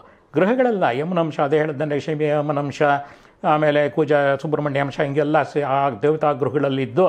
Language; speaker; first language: Kannada; native; Kannada